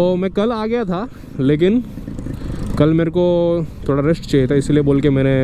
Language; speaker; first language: Hindi; non-native, local second language; Odia